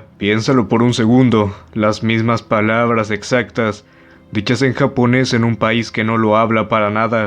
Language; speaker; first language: Spanish; native; Spanish